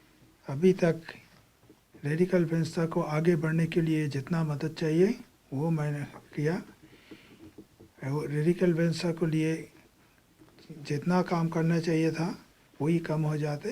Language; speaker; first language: Hindi; non-native, local second language; Bangla